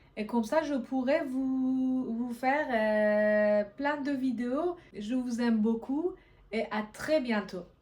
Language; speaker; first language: French; non-native, fluent; Persian